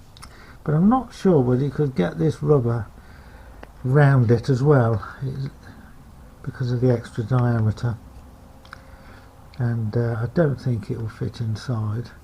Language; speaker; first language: English; native; English